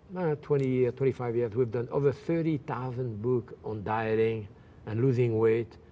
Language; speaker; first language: English; non-native, fluent; French